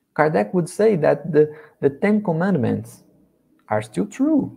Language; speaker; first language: English; non-native, learner; Portuguese